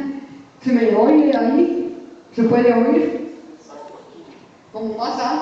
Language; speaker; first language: Spanish; non-native, fluent; English